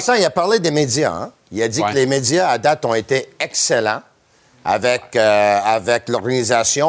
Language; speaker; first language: French; native; French